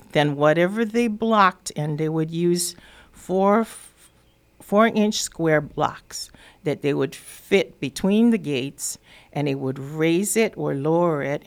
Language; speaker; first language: English; native; English